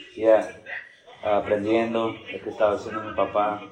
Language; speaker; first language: Spanish; early bilingual, heritage; Spanish